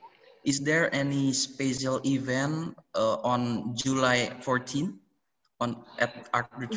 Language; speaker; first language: English; non-native, learner; Indonesian